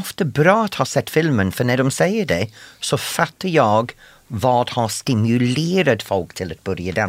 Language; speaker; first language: Swedish; non-native, fluent; English